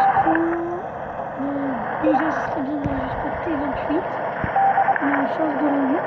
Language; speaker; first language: French; native; French